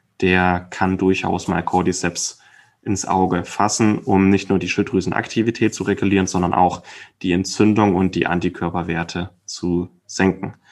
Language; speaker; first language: German; native; German